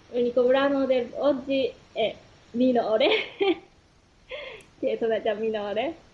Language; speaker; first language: Italian; non-native, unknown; Japanese